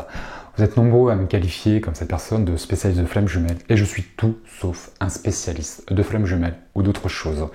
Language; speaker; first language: French; native; French